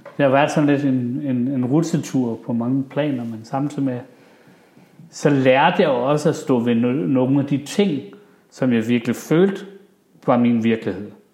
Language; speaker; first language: Danish; early bilingual, other home language; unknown